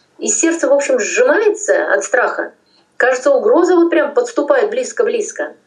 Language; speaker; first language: Russian; non-native, local second language; Tajik